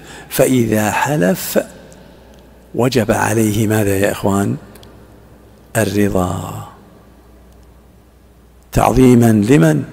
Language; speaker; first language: Arabic; native; Arabic